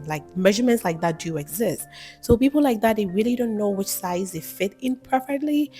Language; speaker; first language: English; non-native, local second language; Akan